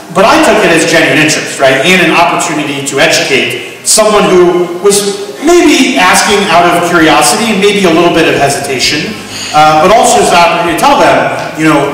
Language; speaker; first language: English; native; English